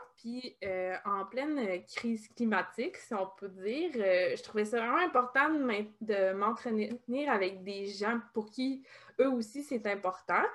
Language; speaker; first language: French; native; French